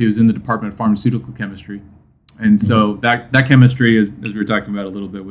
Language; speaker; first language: English; native; English